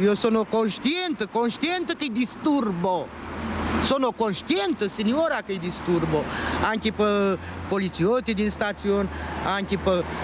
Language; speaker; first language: Italian; non-native, learner; Romanian